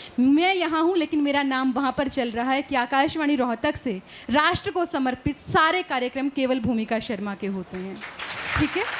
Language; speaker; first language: Hindi; native; Hindi